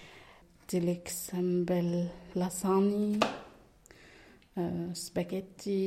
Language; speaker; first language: Swedish; non-native, learner; Arabic